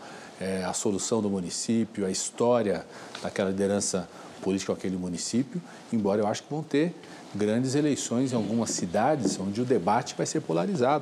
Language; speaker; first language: Portuguese; native; Portuguese